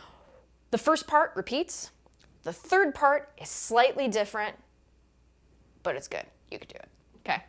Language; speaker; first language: English; native; English